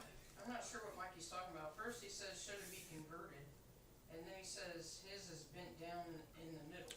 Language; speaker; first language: English; native; English